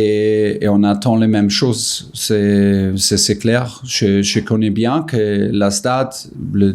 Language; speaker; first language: French; non-native, fluent; German